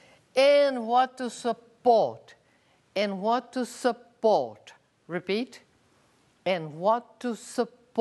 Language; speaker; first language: English; non-native, fluent; Portuguese